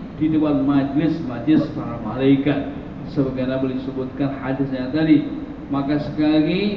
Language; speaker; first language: Indonesian; non-native, learner; English